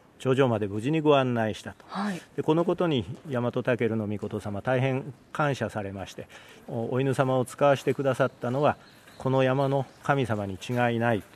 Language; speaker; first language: Japanese; native; Japanese